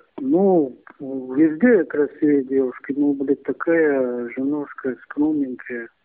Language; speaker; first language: Russian; non-native, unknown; Turkish